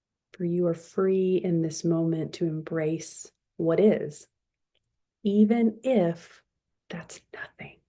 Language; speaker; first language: English; native; English